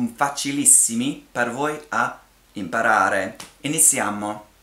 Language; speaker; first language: Italian; non-native, fluent; English